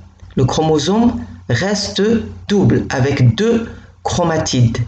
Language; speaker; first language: French; non-native, local second language; Arabic